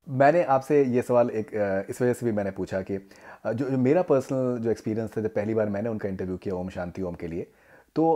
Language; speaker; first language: Hindi; native; Hindi